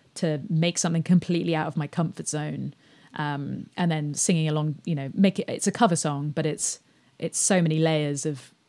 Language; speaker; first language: English; native; English